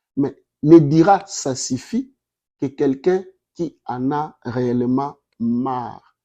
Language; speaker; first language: French; non-native, local second language; Lingala